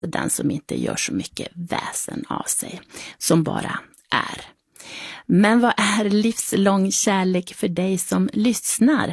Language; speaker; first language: Swedish; native; Swedish